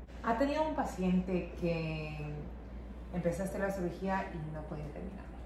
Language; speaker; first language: Spanish; non-native, local second language; English